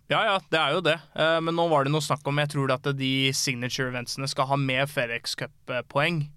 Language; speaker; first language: Norwegian; native; Norwegian